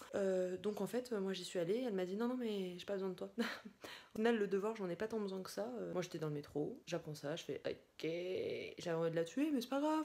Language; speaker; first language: French; native; French